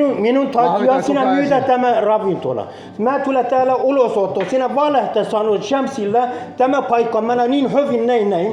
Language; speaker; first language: Finnish; non-native, learner; Turkish